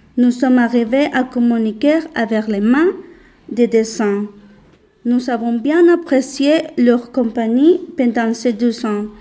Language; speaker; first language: French; non-native, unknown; Spanish